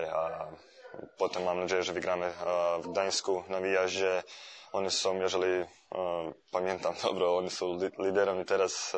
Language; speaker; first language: Polish; non-native, fluent; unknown